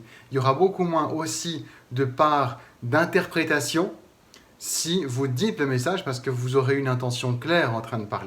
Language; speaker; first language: French; native; French